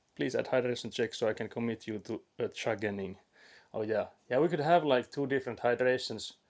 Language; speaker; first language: English; non-native, fluent; Finnish